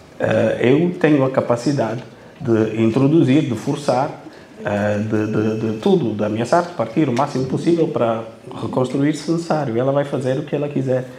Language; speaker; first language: Portuguese; non-native, local second language; Kabuverdianu